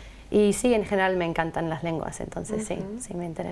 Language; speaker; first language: Spanish; non-native, fluent; English